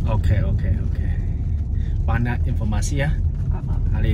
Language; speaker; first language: Indonesian; non-native, fluent; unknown